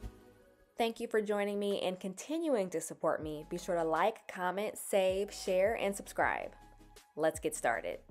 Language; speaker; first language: English; native; English